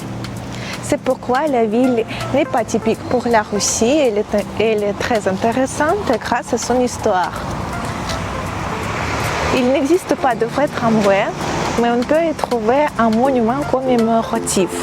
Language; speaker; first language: French; non-native, fluent; Russian